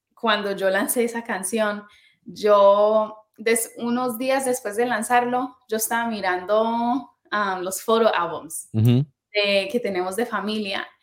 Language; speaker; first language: Spanish; early bilingual, heritage; Spanish